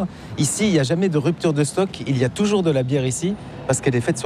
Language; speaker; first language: French; native; French